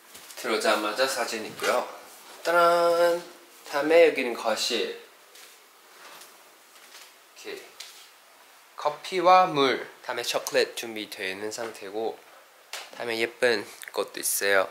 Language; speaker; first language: Korean; non-native, fluent; Thai